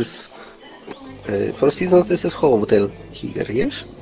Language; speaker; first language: English; non-native, learner; Polish